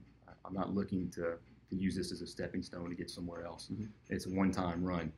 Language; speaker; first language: English; native; English